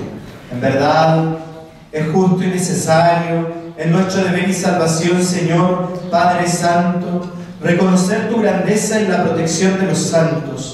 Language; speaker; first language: Spanish; native; Spanish